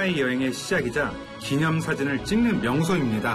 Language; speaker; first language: Korean; native; Korean